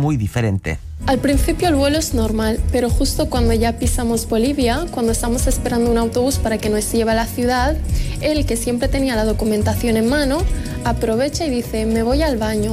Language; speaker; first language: Spanish; early bilingual, other home language; Arabic